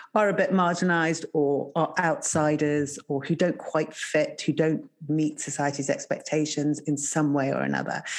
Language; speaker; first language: English; native; English